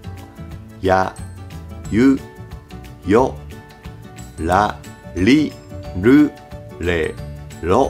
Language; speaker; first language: Japanese; native; Japanese